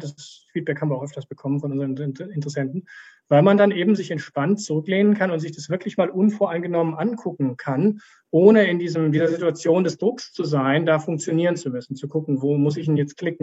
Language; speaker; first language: German; native; German